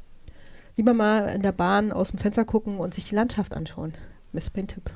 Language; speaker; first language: German; native; German